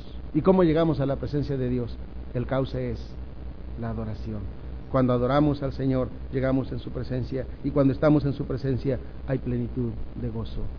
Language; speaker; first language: Spanish; native; Spanish